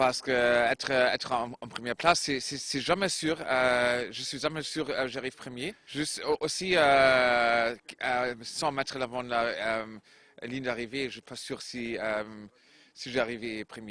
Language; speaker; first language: French; non-native, fluent; German